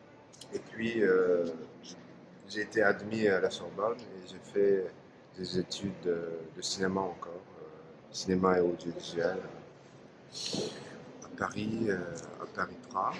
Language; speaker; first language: French; non-native, fluent; Turkish